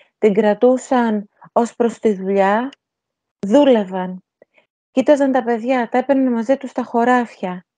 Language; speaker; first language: Greek; native; Greek